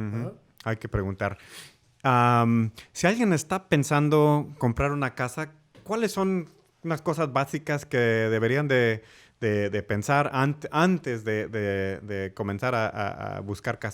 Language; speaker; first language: Spanish; early bilingual, heritage; Spanish